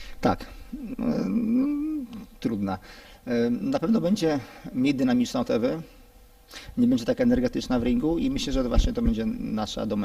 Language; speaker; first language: Polish; native; Polish